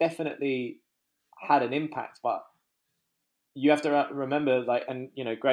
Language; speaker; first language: English; native; English